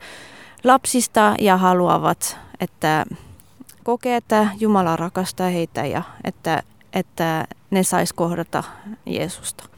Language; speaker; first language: Finnish; non-native, fluent; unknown